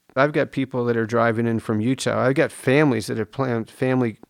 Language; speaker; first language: English; native; English